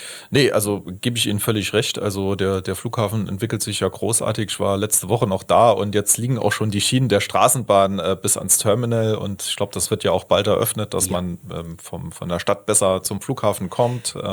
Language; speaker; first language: German; native; German